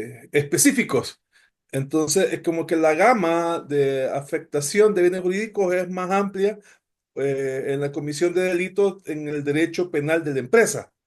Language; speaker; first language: Spanish; native; Spanish